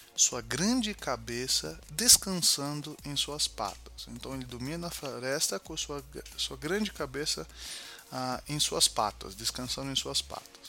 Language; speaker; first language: Portuguese; non-native, fluent; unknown